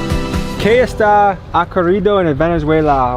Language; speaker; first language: Spanish; non-native, learner; English